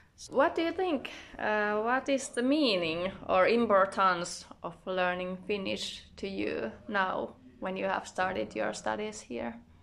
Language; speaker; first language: English; non-native, fluent; Finnish